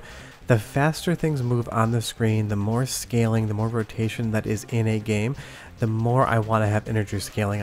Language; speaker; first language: English; native; English